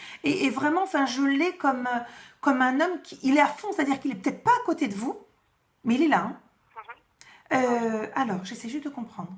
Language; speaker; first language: French; native; French